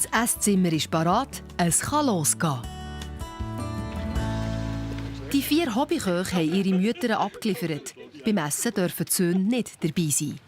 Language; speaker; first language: German; native; German